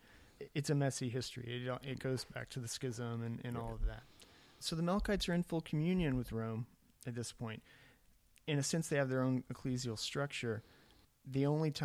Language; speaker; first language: English; native; English